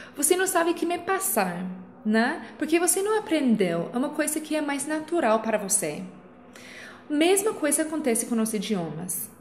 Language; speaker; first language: Portuguese; non-native, fluent; English